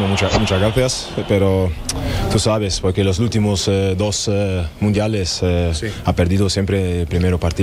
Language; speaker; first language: Spanish; non-native, learner; German